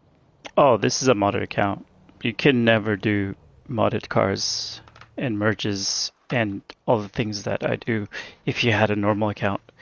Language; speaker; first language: English; native; English